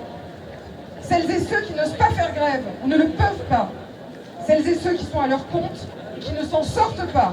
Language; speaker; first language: French; native; French